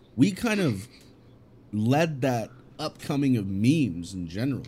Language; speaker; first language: English; early bilingual, other home language; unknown